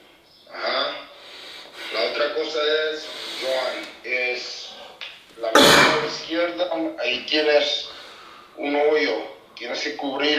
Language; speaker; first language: Spanish; early bilingual, heritage; Spanish